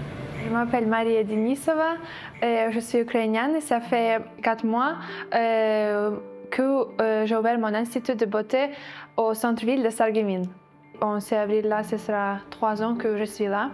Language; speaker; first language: French; non-native, fluent; Ukrainian